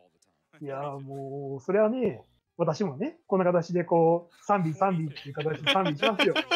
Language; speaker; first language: Japanese; native; Japanese